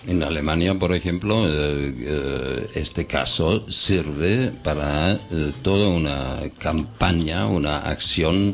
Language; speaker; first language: Spanish; non-native, fluent; German